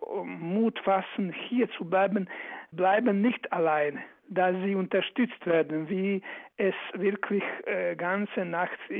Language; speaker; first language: German; non-native, fluent; Croatian